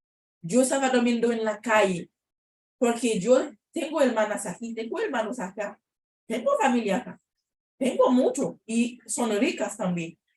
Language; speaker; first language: Spanish; non-native, learner; Haitian Creole